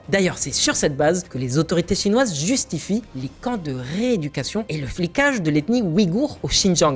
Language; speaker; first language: French; native; French